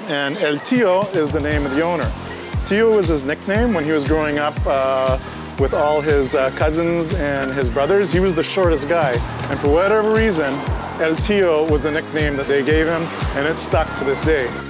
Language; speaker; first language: English; native; English